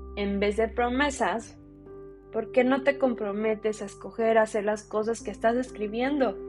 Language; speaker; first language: Spanish; early bilingual, heritage; Spanish